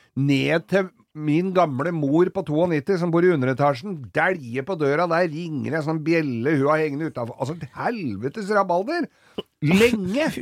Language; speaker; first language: Norwegian; native; Norwegian